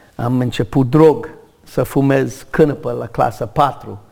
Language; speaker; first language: Romanian; non-native, fluent; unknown